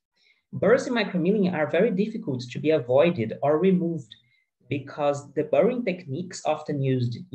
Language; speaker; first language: English; non-native, fluent; Portuguese